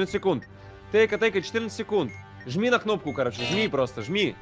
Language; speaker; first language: Russian; native; Russian